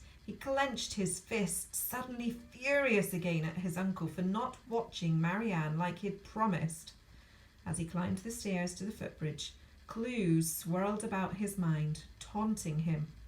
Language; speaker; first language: English; native; English